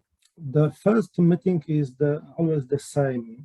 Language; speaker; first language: English; non-native, learner; Polish